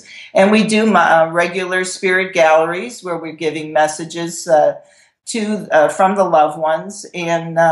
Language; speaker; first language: English; native; English